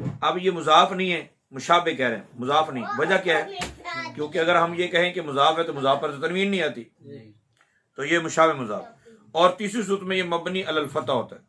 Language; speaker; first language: Urdu; non-native, local second language; Punjabi